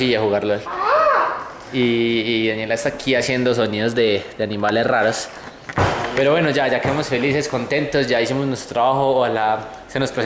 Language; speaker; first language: Spanish; native; Spanish